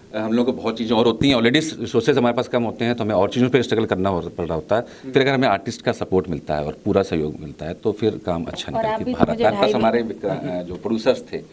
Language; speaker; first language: Hindi; native; Hindi